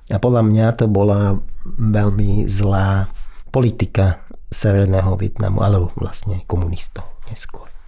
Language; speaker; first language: Slovak; non-native, fluent; Vietnamese